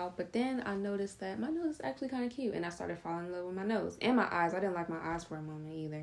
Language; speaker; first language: English; native; English